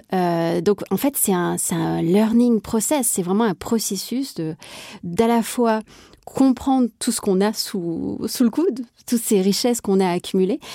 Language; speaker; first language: French; native; French